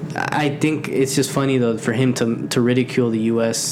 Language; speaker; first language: English; early bilingual, other home language; Spanish